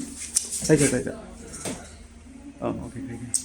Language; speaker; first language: Chinese; non-native, learner; Telugu